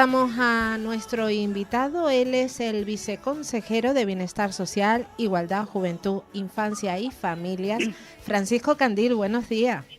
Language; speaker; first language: Spanish; native; Spanish